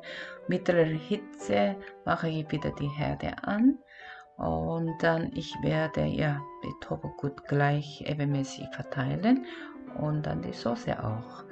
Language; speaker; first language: German; non-native, learner; Korean